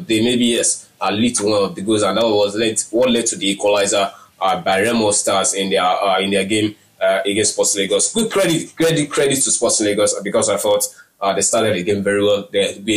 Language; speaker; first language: English; non-native, local second language; Yoruba